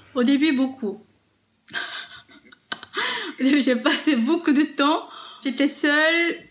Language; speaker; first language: French; non-native, fluent; Korean